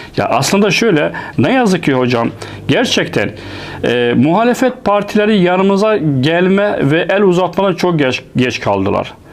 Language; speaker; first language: Turkish; non-native, fluent; Arabic